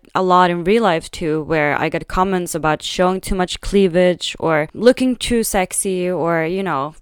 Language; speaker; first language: English; non-native, fluent; Swedish